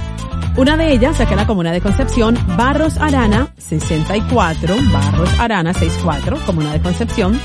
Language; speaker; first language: Spanish; native; Spanish